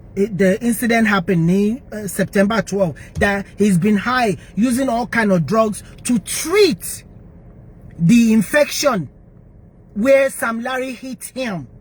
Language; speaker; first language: English; non-native, local second language; Yoruba